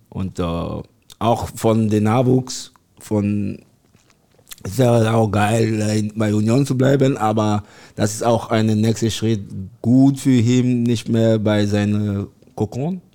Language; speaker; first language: German; non-native, learner; French